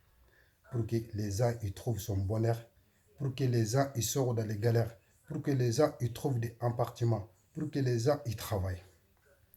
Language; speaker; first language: French; non-native, learner; Soninke